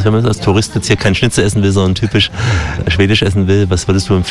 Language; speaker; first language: German; native; German